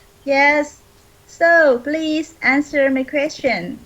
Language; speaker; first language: English; non-native, fluent; Vietnamese